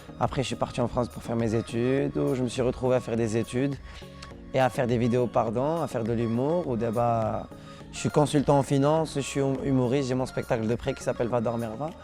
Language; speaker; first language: French; non-native, local second language; Arabic